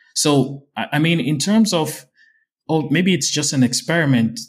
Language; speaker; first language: English; non-native, local second language; Yoruba